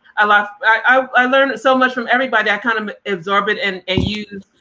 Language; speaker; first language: English; native; English